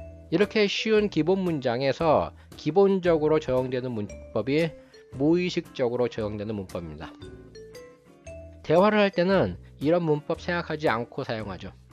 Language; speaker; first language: Korean; native; Korean